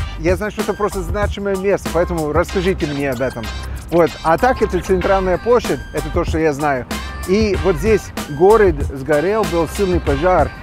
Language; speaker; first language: Russian; non-native, fluent; English